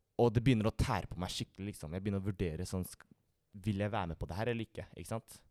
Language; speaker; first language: Norwegian; early bilingual, other home language; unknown